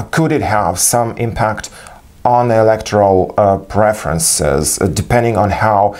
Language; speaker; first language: English; non-native, fluent; Ukrainian